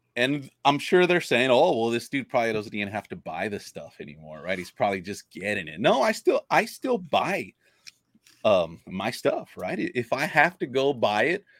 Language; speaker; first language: English; native; English